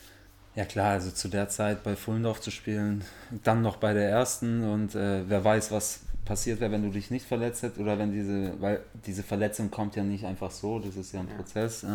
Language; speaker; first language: German; native; German